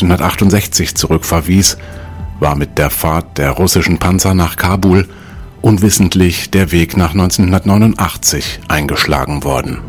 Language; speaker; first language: German; native; German